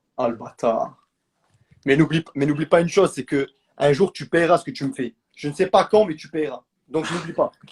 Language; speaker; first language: French; native; French